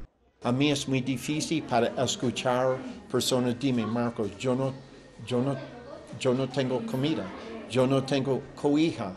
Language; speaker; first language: Spanish; non-native, learner; English